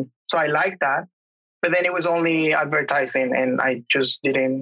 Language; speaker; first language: English; non-native, fluent; Spanish